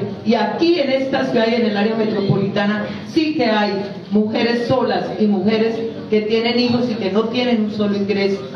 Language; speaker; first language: Spanish; native; Spanish